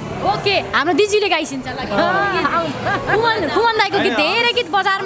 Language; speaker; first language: Nepali; native; Nepali